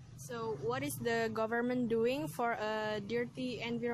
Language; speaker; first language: English; non-native, learner; Indonesian